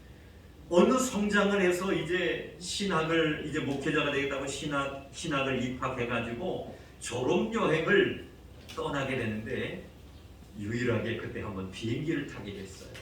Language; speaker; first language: Korean; native; Korean